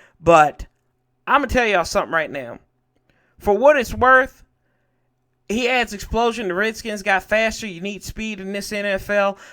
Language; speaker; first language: English; native; English